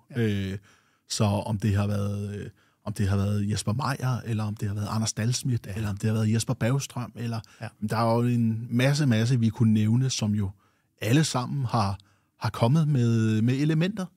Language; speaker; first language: Danish; native; Danish